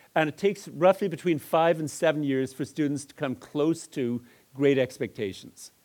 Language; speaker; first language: English; native; English